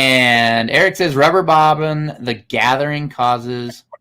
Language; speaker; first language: English; native; English